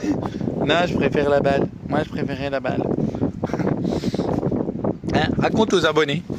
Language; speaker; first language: French; native; French